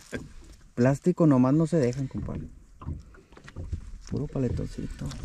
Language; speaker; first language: Spanish; native; Spanish